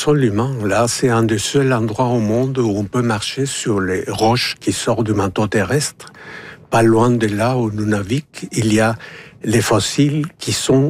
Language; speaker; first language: French; non-native, fluent; Spanish